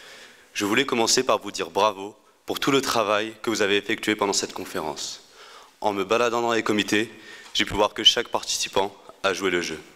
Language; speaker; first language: French; native; French